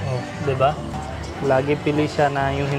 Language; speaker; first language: Filipino; non-native, learner; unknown